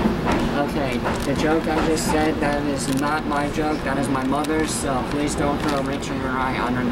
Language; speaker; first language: English; native; English